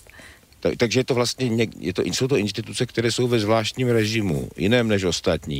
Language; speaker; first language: Czech; native; Czech